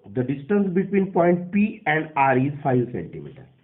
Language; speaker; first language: English; non-native, local second language; Marathi